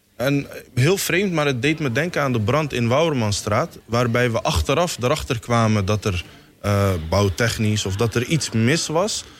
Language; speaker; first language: Dutch; non-native, fluent; Somali